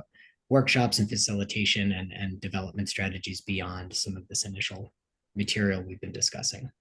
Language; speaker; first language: English; native; English